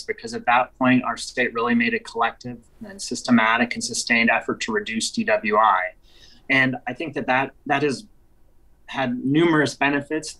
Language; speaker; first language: English; native; English